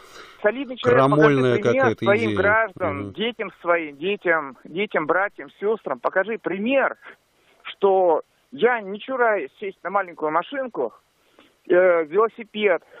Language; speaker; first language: Russian; native; Russian